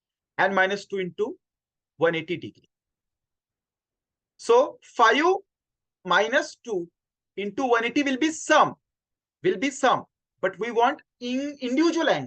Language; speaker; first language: English; non-native, local second language; Hindi